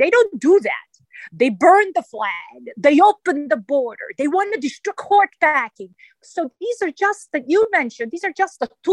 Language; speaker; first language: English; non-native, fluent; Serbian